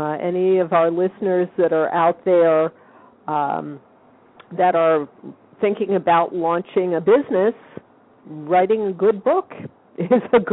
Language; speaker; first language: English; native; English